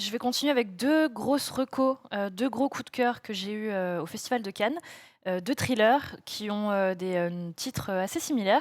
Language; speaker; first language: French; native; French